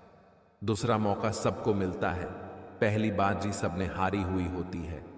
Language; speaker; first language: Hindi; native; Hindi